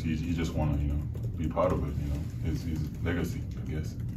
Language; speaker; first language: English; non-native, fluent; Japanese